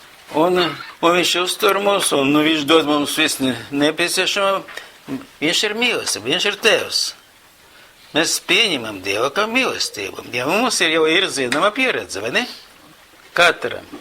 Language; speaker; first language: Latvian; non-native, local second language; Russian